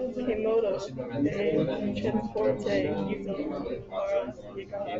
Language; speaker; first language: Spanish; non-native, learner; English